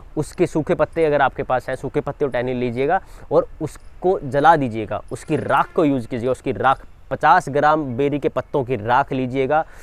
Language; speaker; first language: Hindi; native; Hindi